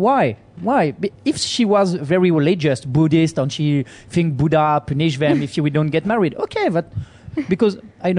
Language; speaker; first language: English; non-native, learner; French